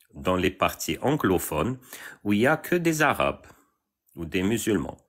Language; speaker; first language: French; non-native, local second language; Arabic